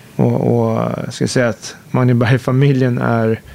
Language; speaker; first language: Swedish; native; Swedish